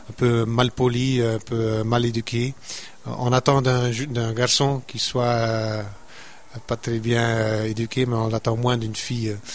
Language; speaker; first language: French; non-native, local second language; Dutch